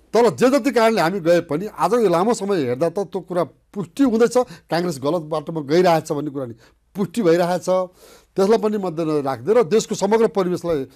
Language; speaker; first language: Nepali; native; Nepali